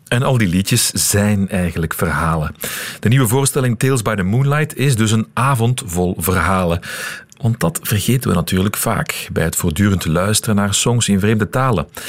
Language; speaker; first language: Dutch; native; Dutch